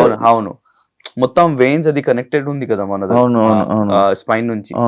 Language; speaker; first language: Telugu; non-native, learner; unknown